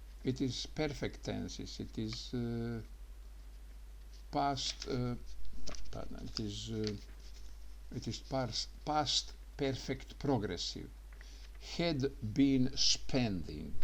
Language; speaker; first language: English; non-native, learner; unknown